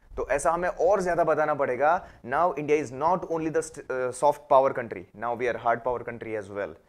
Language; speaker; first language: Hindi; non-native, local second language; Gujarati